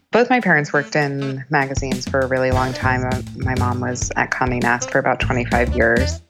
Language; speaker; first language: English; native; English